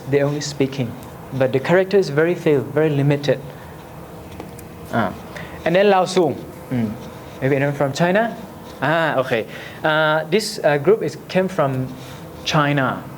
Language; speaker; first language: English; non-native, learner; Lao